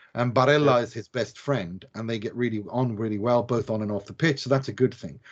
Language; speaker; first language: English; non-native, fluent; Swedish